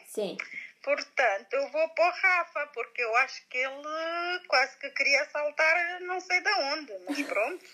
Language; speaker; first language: Portuguese; native; Portuguese